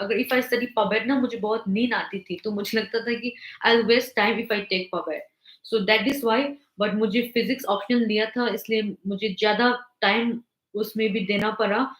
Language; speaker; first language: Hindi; non-native, local second language; Manipuri